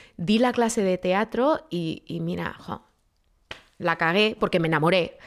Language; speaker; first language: Spanish; native; Spanish